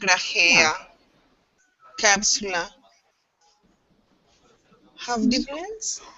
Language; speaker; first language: English; non-native, learner; Spanish